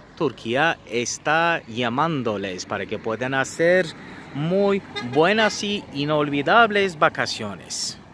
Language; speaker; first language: Spanish; non-native, fluent; Turkish